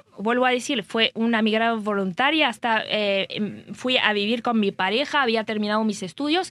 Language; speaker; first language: Spanish; non-native, fluent; French